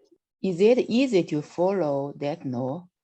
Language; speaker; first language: English; non-native, learner; Chinese